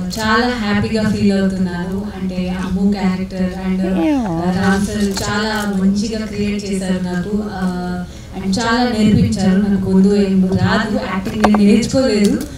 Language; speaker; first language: Telugu; non-native, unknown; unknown